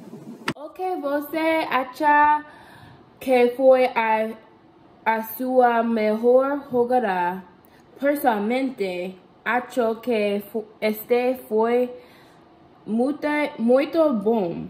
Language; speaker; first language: Portuguese; non-native, learner; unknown